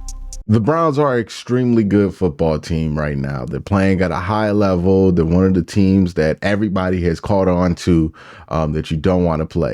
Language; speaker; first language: English; native; English